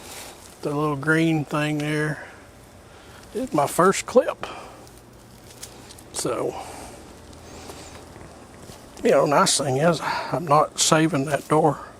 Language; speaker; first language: English; native; English